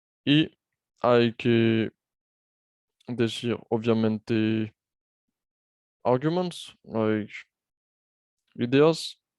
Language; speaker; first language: Spanish; non-native, fluent; French